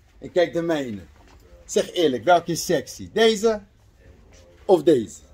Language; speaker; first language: Dutch; non-native, fluent; Arabic